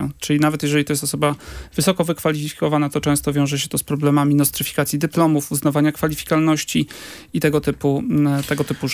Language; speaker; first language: Polish; native; Polish